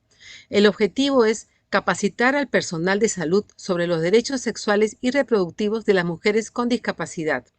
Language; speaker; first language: Spanish; native; Spanish